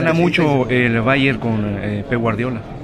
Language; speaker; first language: Spanish; native; Spanish